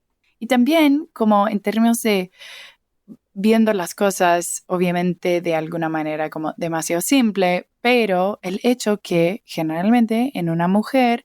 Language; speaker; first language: Spanish; early bilingual, heritage; English